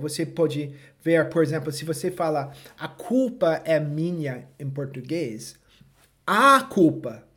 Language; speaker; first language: Portuguese; non-native, fluent; English